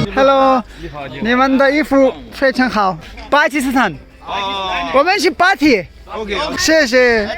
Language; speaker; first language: Chinese; non-native, learner; Urdu